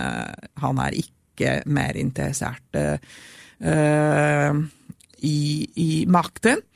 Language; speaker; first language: Norwegian; non-native, fluent; Italian